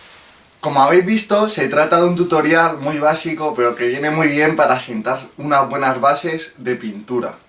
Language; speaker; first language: Spanish; native; Spanish